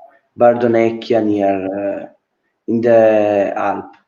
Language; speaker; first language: English; non-native, learner; Italian